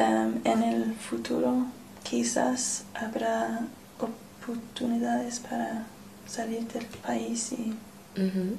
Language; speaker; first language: Spanish; non-native, learner; English